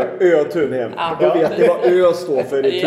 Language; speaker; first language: Swedish; native; Swedish